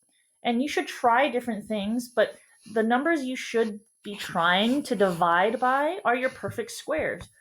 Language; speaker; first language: English; native; English